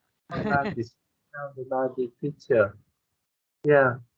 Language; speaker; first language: English; non-native, learner; Vietnamese